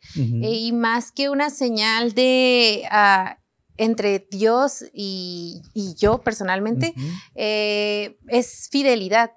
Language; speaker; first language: Spanish; native; Spanish